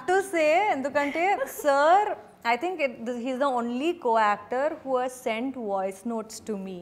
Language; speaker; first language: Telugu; non-native, learner; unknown